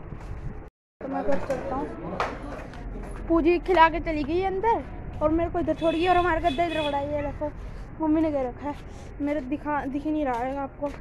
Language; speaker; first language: Hindi; native; Hindi